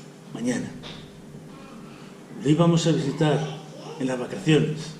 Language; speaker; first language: Spanish; native; Spanish